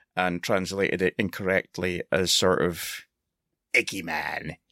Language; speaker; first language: English; native; English